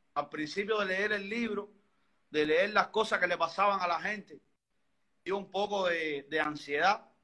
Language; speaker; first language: Spanish; native; Spanish